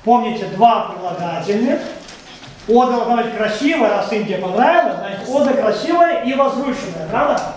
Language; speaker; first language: Russian; native; Russian